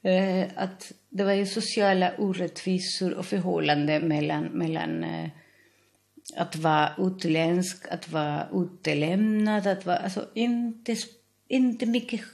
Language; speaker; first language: Swedish; non-native, fluent; Spanish